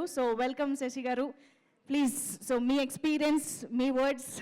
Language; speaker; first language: Telugu; native; Telugu